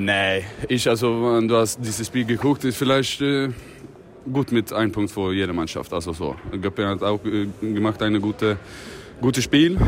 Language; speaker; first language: German; non-native, learner; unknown